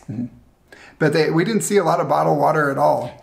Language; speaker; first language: English; native; English